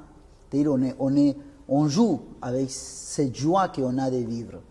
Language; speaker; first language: French; non-native, fluent; Spanish